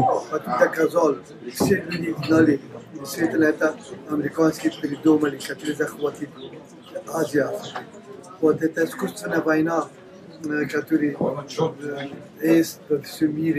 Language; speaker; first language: Russian; non-native, learner; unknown